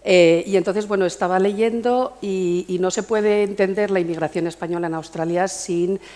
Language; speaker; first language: Spanish; native; Spanish